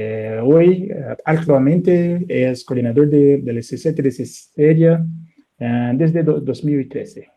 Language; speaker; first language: Spanish; non-native, fluent; Portuguese